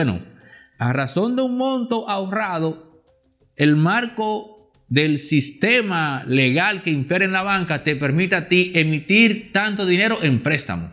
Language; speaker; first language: Spanish; native; Spanish